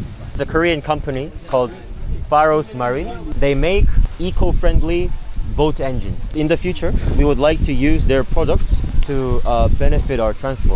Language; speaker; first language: English; non-native, fluent; Korean